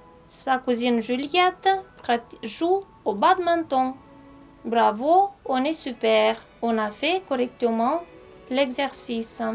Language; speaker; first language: French; non-native, fluent; Romanian